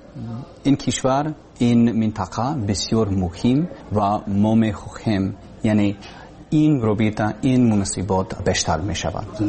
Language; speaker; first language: Persian; non-native, learner; English